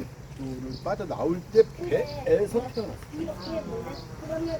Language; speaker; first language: Korean; native; Korean